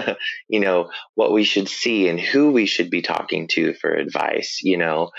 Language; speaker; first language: English; native; English